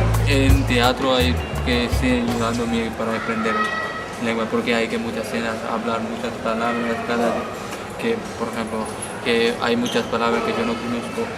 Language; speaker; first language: Spanish; non-native, learner; Punjabi